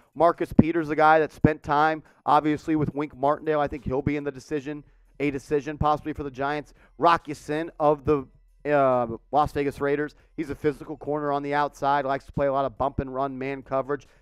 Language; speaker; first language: English; native; English